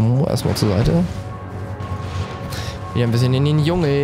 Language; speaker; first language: German; native; German